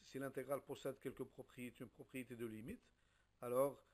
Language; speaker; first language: French; non-native, local second language; Arabic